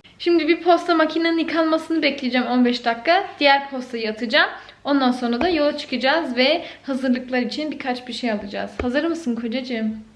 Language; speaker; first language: Turkish; early bilingual, heritage; Turkish